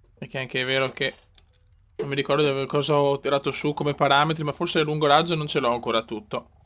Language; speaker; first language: Italian; native; Italian